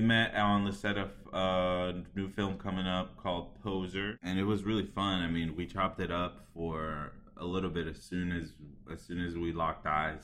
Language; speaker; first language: English; early bilingual, other home language; Spanish